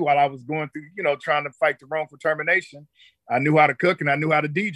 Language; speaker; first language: English; native; English